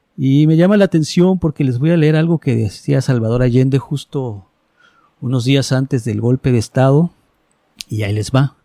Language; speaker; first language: Spanish; native; Spanish